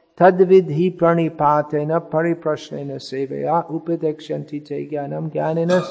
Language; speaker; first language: Bangla; non-native, fluent; English